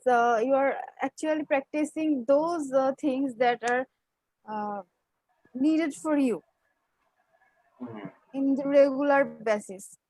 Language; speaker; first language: English; non-native, learner; Bangla